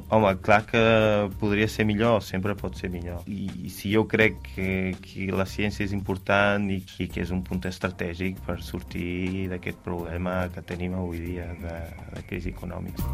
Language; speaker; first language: Catalan; non-native, fluent; Portuguese